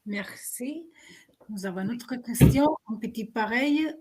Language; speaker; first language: French; non-native, fluent; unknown